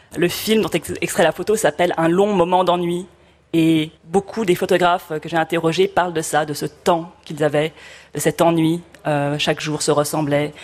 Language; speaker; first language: French; native; French